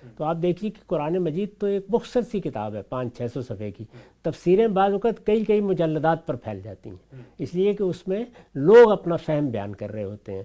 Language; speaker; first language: Urdu; non-native, local second language; Punjabi